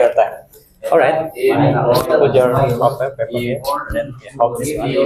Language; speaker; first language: English; non-native, fluent; Indonesian